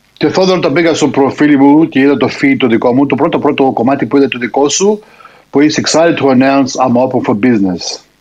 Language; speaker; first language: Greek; early bilingual, heritage; Greek